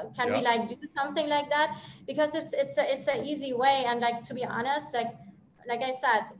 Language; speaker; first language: English; non-native, fluent; German